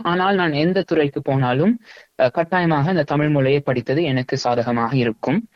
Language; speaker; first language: Tamil; early bilingual, heritage; Tamil